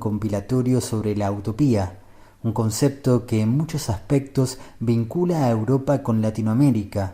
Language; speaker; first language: Spanish; native; Spanish